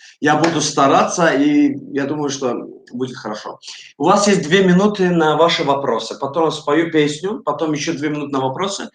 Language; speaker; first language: Russian; non-native, fluent; Azerbaijani